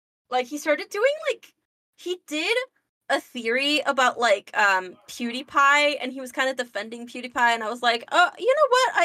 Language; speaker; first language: English; early bilingual, other home language; Spanish